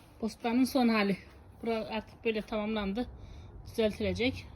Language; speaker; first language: Turkish; native; Turkish